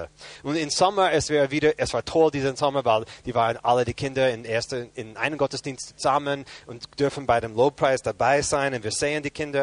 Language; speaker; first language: German; non-native, fluent; English